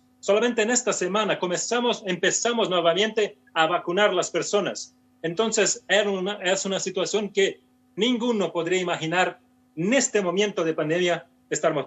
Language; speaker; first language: Spanish; non-native, fluent; Portuguese